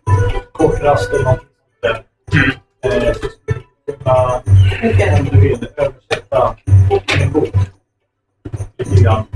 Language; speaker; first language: Swedish; native; Swedish